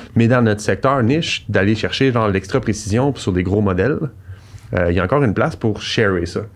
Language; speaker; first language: French; native; French